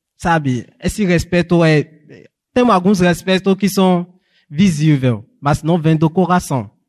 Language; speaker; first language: Portuguese; non-native, fluent; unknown